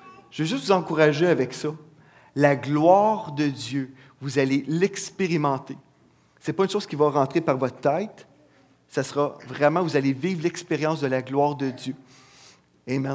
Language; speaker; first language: French; native; French